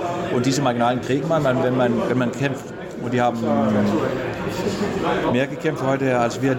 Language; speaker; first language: German; non-native, fluent; Danish